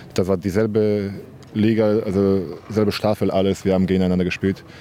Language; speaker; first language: German; non-native, fluent; Polish